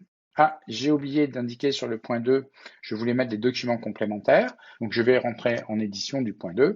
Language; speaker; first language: French; native; French